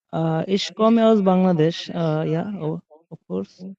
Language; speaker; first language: German; non-native, learner; Bangla